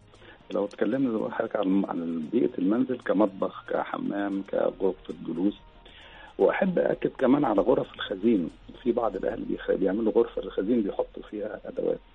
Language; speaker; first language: Arabic; native; Arabic